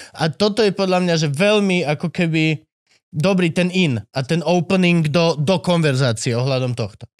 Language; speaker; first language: Slovak; native; Slovak